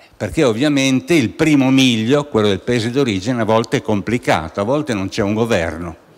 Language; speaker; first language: Italian; native; Italian